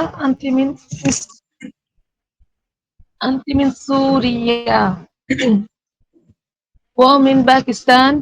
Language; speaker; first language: Arabic; non-native, learner; Bangla